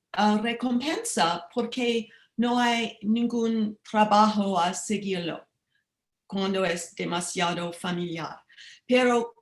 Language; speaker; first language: Spanish; non-native, learner; English